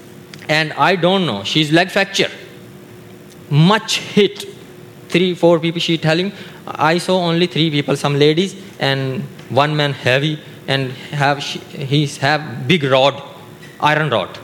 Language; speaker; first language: English; non-native, learner; Urdu